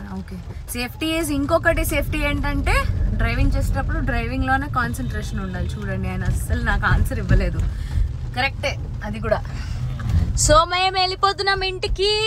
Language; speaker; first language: Telugu; non-native, local second language; Hindi